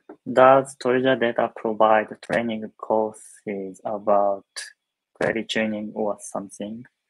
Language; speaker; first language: English; non-native, fluent; Japanese